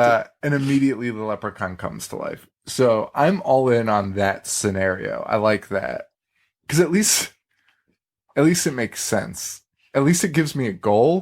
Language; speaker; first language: English; native; English